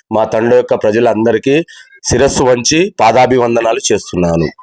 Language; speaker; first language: Telugu; non-native, local second language; Lambadi